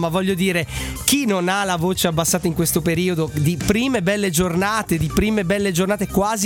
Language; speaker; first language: Italian; native; Italian